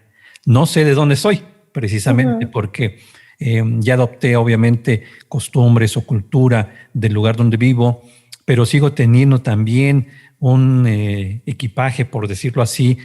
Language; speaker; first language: Spanish; native; Spanish